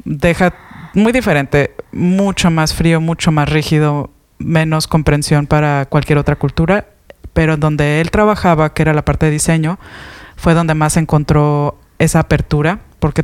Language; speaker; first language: Spanish; native; Spanish